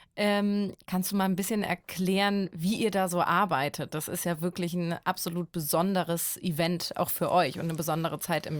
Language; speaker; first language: German; native; German